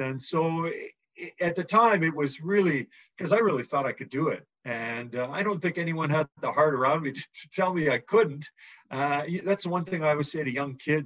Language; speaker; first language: English; native; English